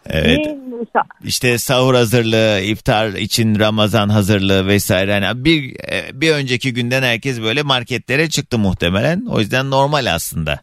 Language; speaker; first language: Turkish; native; Turkish